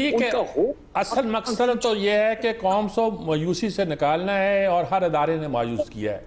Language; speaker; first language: Urdu; native; Urdu